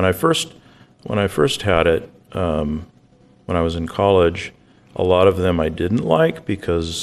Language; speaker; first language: English; native; English